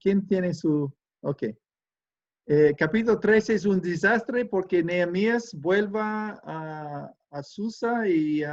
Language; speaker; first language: Spanish; non-native, fluent; English